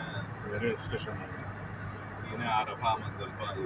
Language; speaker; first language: Hindi; non-native, learner; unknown